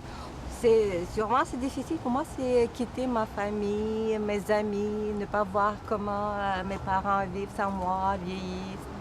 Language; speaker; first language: French; non-native, fluent; Russian